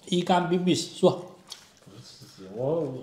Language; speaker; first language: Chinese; native; Chinese